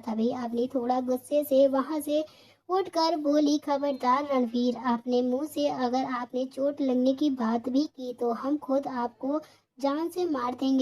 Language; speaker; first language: Hindi; native; Hindi